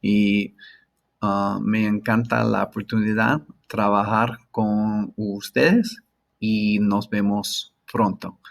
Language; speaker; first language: Spanish; non-native, learner; English